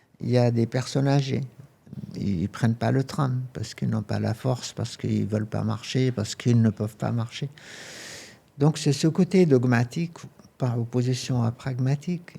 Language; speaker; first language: French; non-native, fluent; Arabic